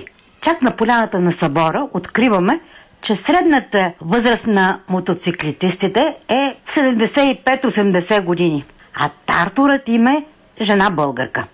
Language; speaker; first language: Bulgarian; native; Bulgarian